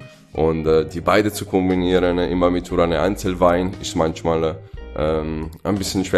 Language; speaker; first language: German; non-native, fluent; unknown